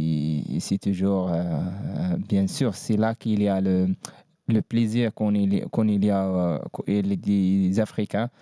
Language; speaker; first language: French; non-native, learner; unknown